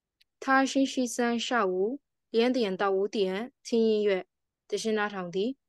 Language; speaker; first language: Chinese; non-native, learner; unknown